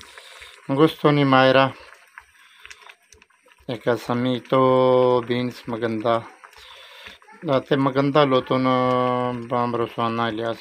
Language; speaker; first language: Filipino; non-native, learner; Punjabi